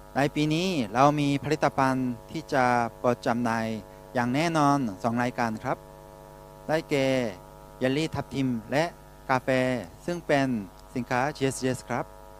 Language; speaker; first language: Thai; non-native, fluent; Korean